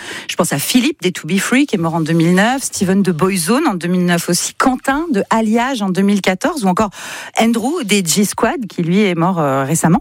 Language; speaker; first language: French; native; French